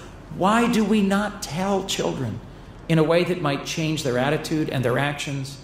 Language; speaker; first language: English; native; English